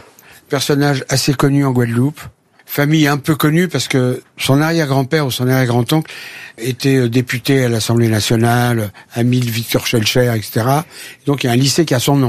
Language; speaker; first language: French; native; French